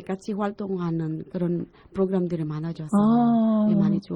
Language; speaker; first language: Korean; non-native, fluent; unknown